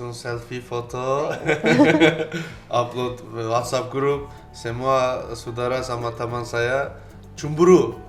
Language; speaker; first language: Indonesian; non-native, learner; Turkish